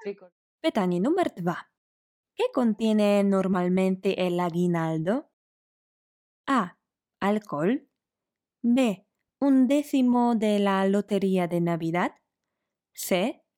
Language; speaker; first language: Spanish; non-native, fluent; Polish